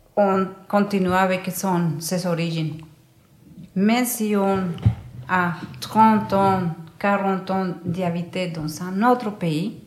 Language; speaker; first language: French; non-native, fluent; Spanish